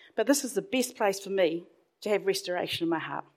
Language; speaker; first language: English; native; English